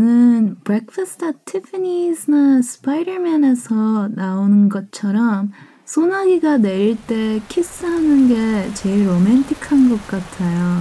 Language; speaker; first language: Korean; early bilingual, heritage; Korean